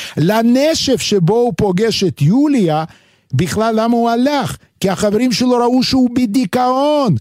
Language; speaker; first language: Hebrew; non-native, fluent; Yiddish